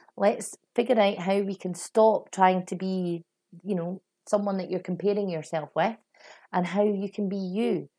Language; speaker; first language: English; native; English